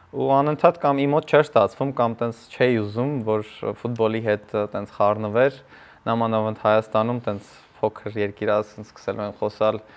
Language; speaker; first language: Armenian; native; Armenian